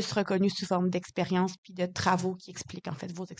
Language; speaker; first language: French; native; French